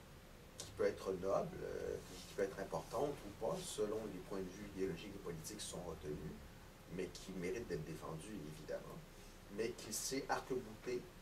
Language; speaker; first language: French; native; French